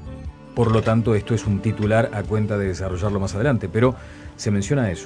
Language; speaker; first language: Spanish; native; Spanish